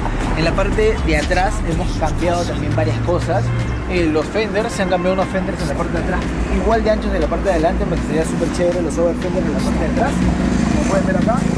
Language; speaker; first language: Spanish; native; Spanish